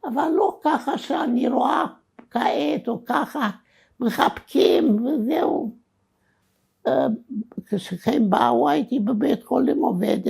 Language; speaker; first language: Hebrew; non-native, fluent; Romanian